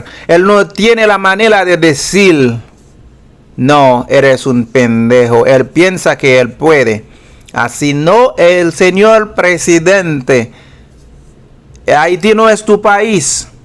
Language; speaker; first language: Spanish; non-native, fluent; Haitian Creole